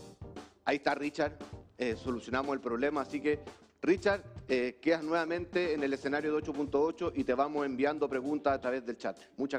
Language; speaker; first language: Spanish; native; Spanish